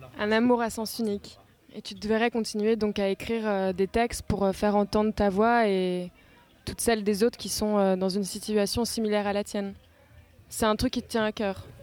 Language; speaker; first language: French; native; French